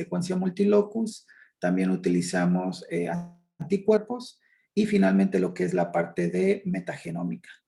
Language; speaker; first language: Spanish; native; Spanish